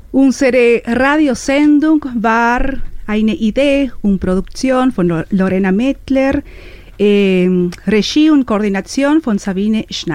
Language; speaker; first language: German; non-native, learner; Spanish